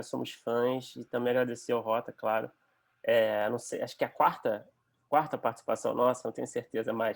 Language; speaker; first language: Portuguese; native; Portuguese